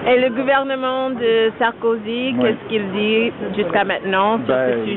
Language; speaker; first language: French; non-native, fluent; English